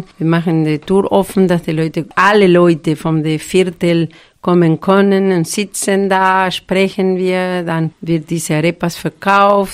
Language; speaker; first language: German; non-native, fluent; Spanish